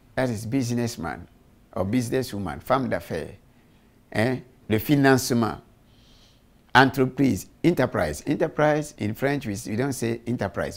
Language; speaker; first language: English; non-native, local second language; Akan